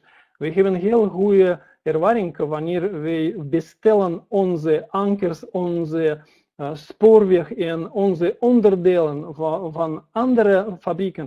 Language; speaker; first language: Dutch; non-native, learner; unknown